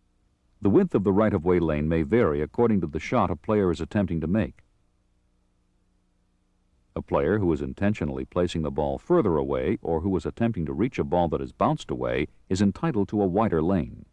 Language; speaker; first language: English; native; English